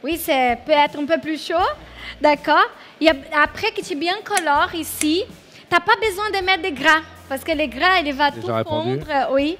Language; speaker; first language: French; non-native, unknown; Portuguese